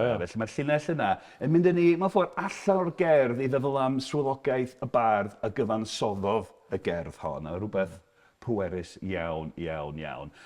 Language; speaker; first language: Welsh; non-native, fluent; English